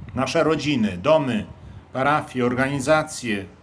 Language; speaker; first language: Polish; native; Polish